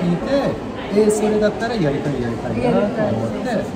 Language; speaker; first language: Japanese; non-native, fluent; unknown